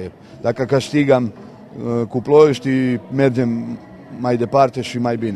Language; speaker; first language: Romanian; non-native, learner; Serbian